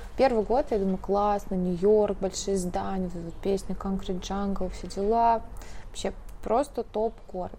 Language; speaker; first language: Russian; native; Russian